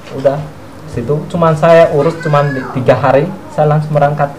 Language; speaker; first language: Indonesian; non-native, fluent; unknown